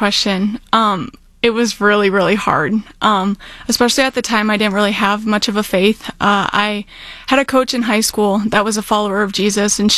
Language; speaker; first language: English; native; English